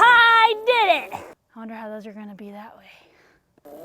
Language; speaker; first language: English; native; English